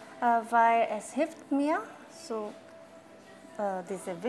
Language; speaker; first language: German; non-native, fluent; Korean